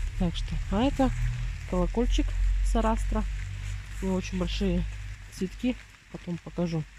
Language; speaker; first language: Russian; native; Russian